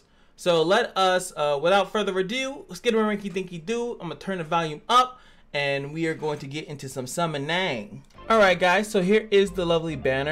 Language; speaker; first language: English; native; English